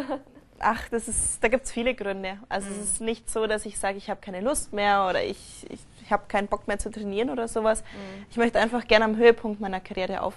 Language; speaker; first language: German; native; German